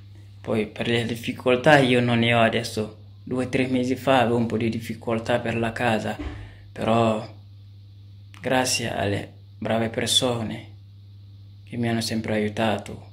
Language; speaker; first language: Italian; non-native, fluent; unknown